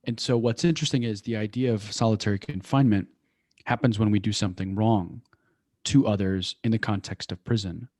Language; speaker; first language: English; early bilingual, other home language; Persian